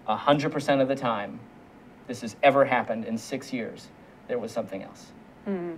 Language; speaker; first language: English; native; English